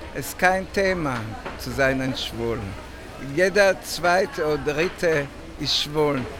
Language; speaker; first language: German; non-native, fluent; Hebrew